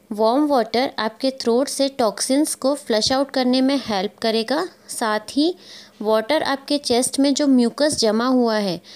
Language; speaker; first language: Hindi; native; Hindi